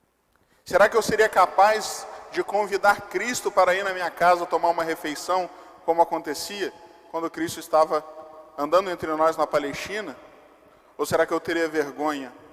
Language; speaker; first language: Portuguese; native; Portuguese